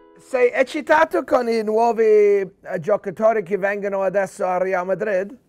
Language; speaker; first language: Italian; non-native, learner; English